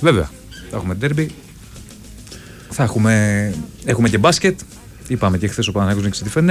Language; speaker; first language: Greek; native; Greek